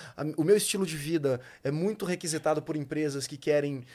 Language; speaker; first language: Portuguese; native; Portuguese